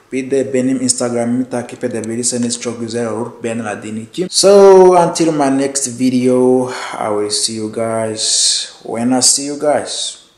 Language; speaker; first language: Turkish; non-native, fluent; Arabic